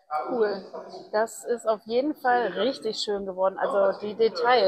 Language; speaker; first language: German; native; German